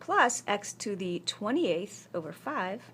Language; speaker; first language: English; native; English